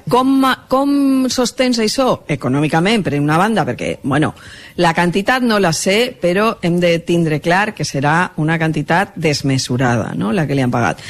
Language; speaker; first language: Catalan; native; Catalan